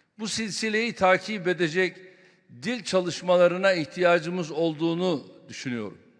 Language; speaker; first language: Turkish; native; Turkish